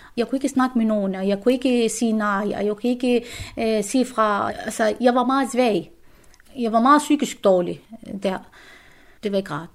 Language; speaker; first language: Danish; non-native, fluent; Arabic